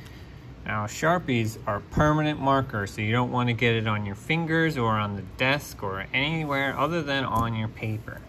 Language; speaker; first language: English; native; English